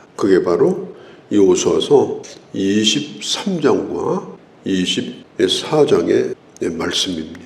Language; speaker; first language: Korean; native; Korean